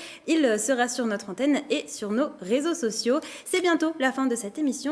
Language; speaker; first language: French; native; French